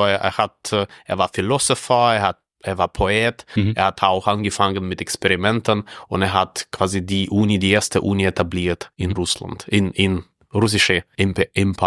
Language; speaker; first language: German; non-native, fluent; Russian